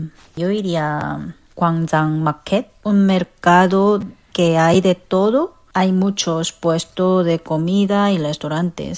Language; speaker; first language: Spanish; non-native, fluent; Korean